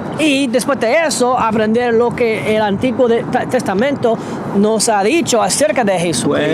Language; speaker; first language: Spanish; non-native, fluent; English